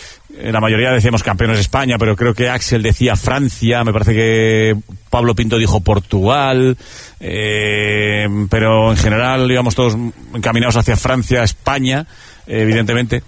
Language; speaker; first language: Spanish; native; Spanish